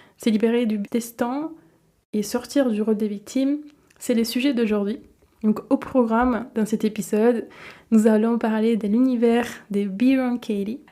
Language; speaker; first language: French; non-native, fluent; Spanish